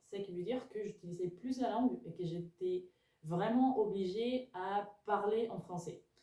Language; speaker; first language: French; non-native, fluent; Spanish